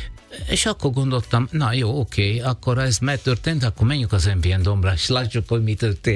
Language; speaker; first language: Hungarian; non-native, learner; Italian